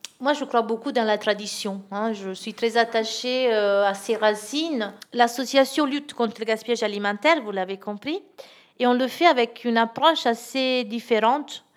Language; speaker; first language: French; non-native, fluent; Italian